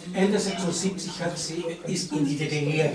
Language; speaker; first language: German; non-native, fluent; Spanish